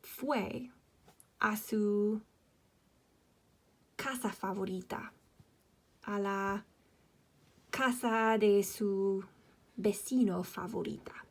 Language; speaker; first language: Spanish; non-native, fluent; English